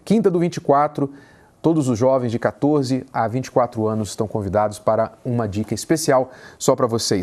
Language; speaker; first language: Portuguese; native; Portuguese